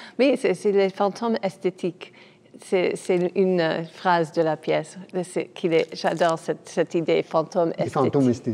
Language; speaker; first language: French; non-native, fluent; English